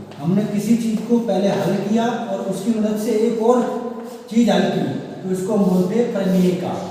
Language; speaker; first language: Hindi; native; Hindi